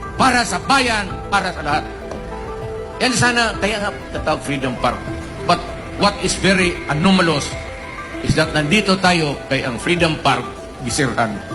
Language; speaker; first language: Filipino; non-native, local second language; Cebuano